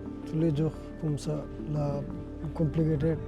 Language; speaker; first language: French; non-native, learner; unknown